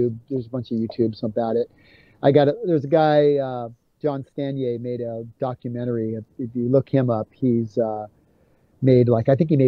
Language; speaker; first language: English; native; English